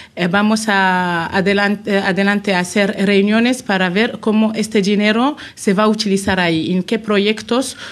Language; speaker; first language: Spanish; non-native, fluent; Arabic